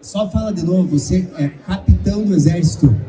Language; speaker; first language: Portuguese; native; Portuguese